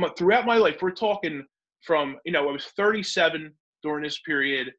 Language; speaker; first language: English; native; English